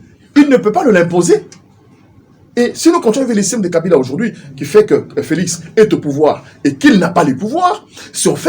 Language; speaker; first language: French; non-native, local second language; Lingala